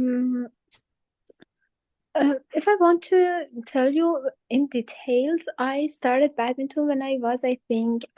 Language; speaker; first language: English; non-native, fluent; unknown